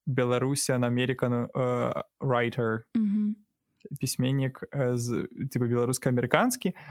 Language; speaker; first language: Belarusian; non-native, local second language; Russian